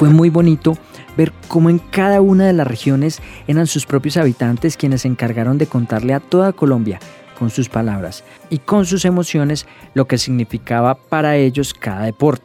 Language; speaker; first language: Spanish; native; Spanish